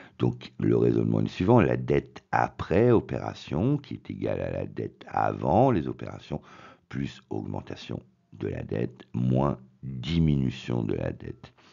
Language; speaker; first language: French; native; French